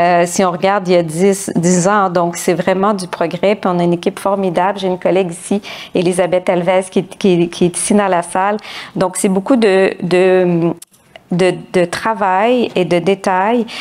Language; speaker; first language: French; native; French